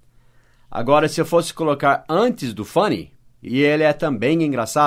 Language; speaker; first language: Portuguese; non-native, fluent; English